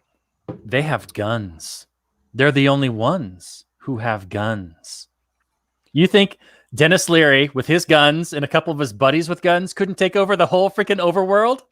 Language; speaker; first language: English; native; English